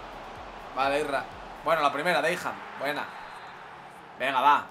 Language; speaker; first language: Spanish; native; Spanish